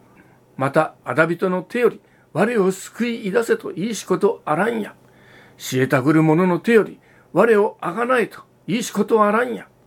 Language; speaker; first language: Japanese; native; Japanese